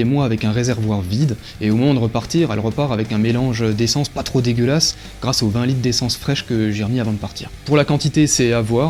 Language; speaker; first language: French; native; French